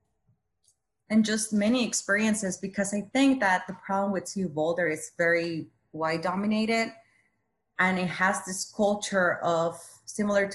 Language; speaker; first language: English; non-native, fluent; Spanish